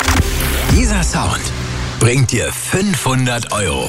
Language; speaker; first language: German; native; German